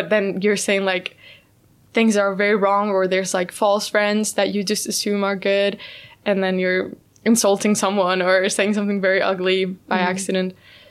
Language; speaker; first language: English; non-native, fluent; Spanish